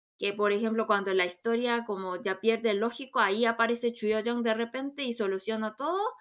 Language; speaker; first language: Spanish; non-native, fluent; Korean